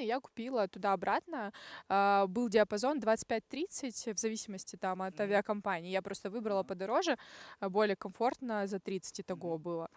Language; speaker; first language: Russian; native; Russian